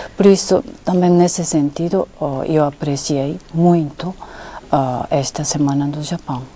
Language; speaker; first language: Portuguese; non-native, fluent; Japanese